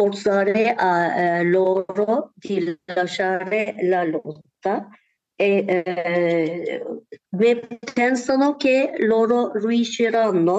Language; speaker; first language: Italian; non-native, learner; Turkish